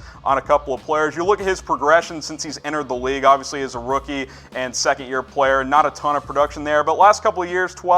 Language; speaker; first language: English; native; English